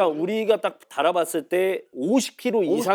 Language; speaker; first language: Korean; native; Korean